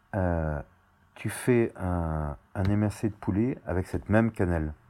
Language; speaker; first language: French; native; French